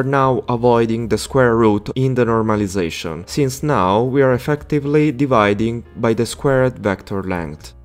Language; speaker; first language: English; non-native, fluent; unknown